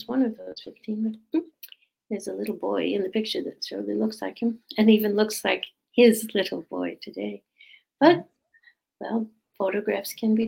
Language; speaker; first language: English; native; English